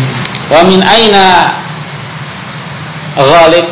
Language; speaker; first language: Arabic; non-native, fluent; Indonesian